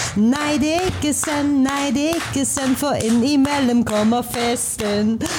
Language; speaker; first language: German; early bilingual, other home language; Danish